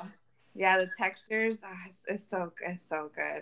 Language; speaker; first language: English; early bilingual, other home language; Spanish